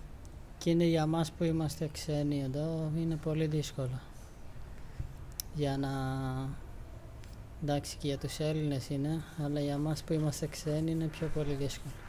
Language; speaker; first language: Greek; non-native, learner; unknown